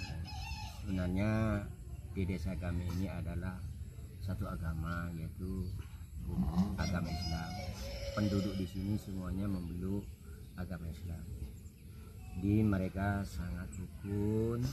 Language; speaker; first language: Indonesian; non-native, local second language; Madurese